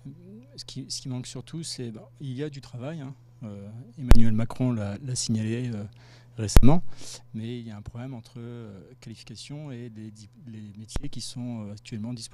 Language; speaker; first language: French; native; French